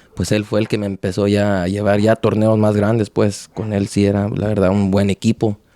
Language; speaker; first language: Spanish; early bilingual, heritage; Spanish